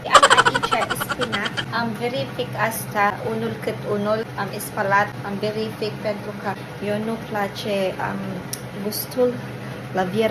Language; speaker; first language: Romanian; non-native, learner; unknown